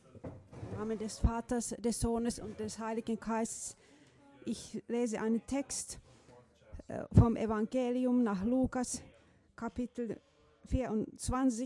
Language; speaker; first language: German; non-native, fluent; Finnish